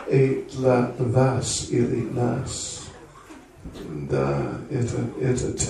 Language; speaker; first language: Russian; non-native, learner; English